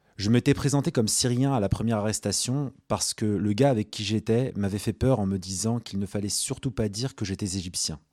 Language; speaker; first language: French; early bilingual, other home language; Arabic